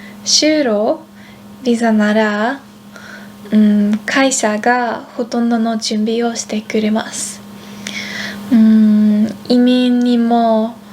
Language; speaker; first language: Japanese; non-native, fluent; Dutch